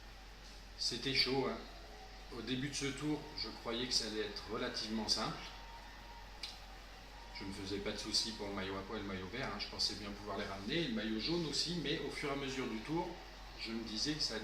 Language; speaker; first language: French; native; French